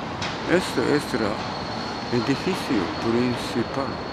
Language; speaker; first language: Spanish; non-native, learner; Japanese